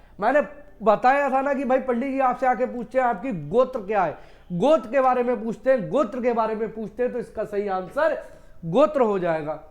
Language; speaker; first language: Hindi; native; Hindi